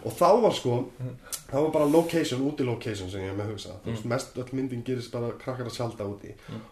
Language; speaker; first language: Icelandic; native; Icelandic